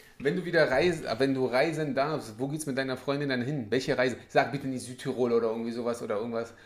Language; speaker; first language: German; early bilingual, other home language; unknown